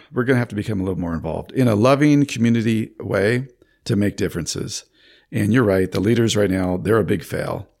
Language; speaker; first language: English; native; English